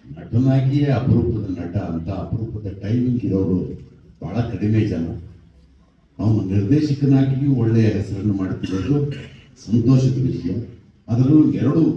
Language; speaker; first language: Kannada; native; Kannada